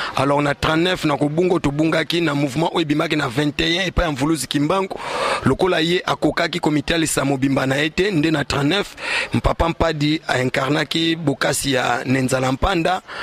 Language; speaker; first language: Lingala; non-native, local second language; Kongo